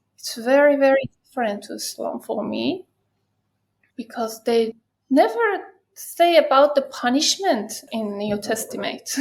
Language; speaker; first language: English; non-native, learner; Persian